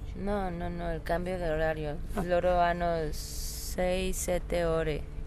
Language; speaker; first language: Italian; non-native, learner; Spanish